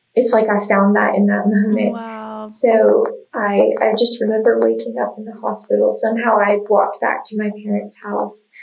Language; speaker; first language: English; native; English